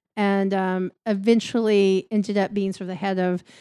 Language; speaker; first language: English; native; English